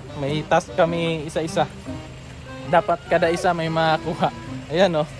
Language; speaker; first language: Filipino; non-native, local second language; Cebuano